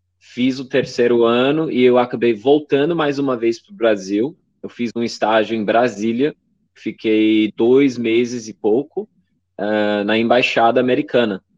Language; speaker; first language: Portuguese; non-native, fluent; English